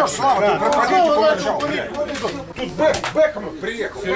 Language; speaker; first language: Russian; native; Russian